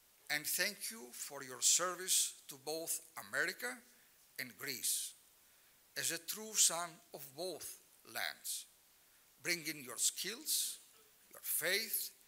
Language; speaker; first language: English; non-native, fluent; Greek